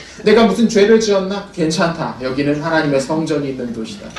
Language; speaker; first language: Korean; native; Korean